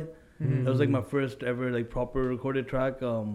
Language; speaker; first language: English; native; English